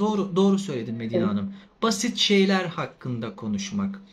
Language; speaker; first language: Turkish; native; Turkish